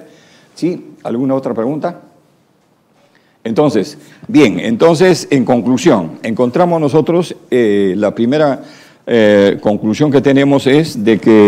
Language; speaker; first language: Spanish; native; Spanish